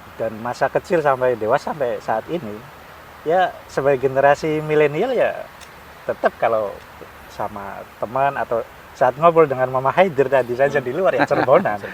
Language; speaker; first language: Indonesian; non-native, local second language; Javanese